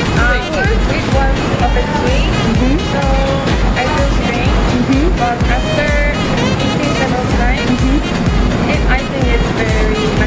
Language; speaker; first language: English; non-native, learner; Korean